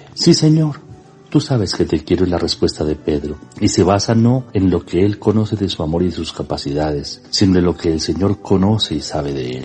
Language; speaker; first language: Spanish; native; Spanish